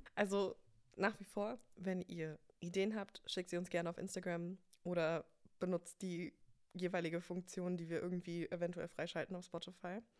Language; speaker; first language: German; early bilingual, other home language; English